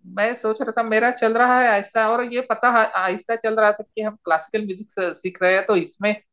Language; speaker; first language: Hindi; non-native, local second language; Marathi